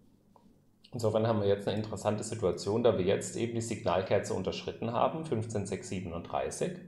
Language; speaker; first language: German; native; German